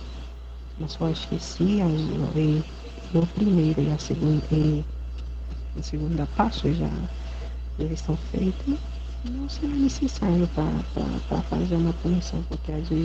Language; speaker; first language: Portuguese; non-native, learner; Haitian Creole